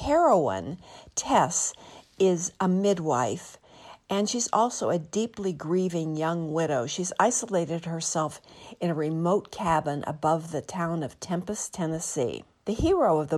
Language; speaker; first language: English; native; English